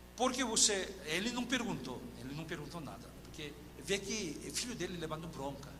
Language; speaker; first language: Portuguese; non-native, fluent; Korean